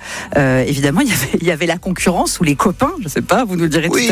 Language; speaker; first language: French; native; French